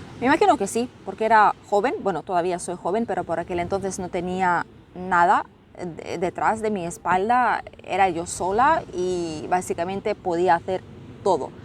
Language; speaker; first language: Spanish; non-native, fluent; Russian